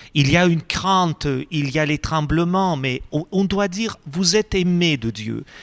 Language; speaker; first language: French; non-native, fluent; Russian